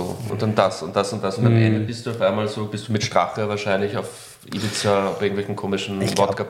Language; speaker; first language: German; native; German